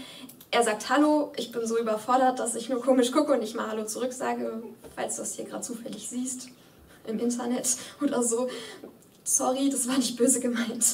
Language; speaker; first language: German; native; German